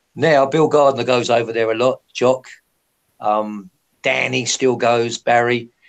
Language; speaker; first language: English; native; English